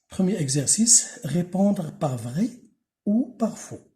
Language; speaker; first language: French; non-native, local second language; Arabic